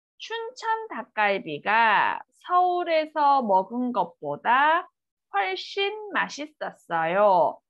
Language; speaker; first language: Korean; native; Korean